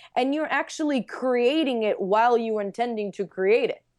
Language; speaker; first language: English; non-native, fluent; Russian